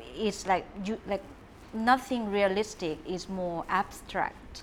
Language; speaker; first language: English; non-native, fluent; Thai